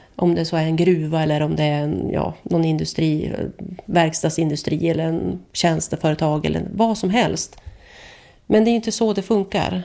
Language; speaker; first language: Swedish; native; Swedish